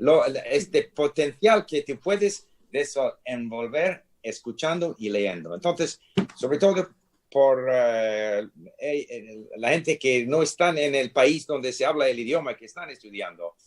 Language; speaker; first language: Spanish; non-native, fluent; English